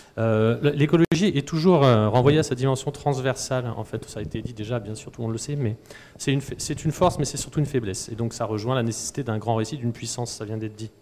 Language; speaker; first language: French; native; French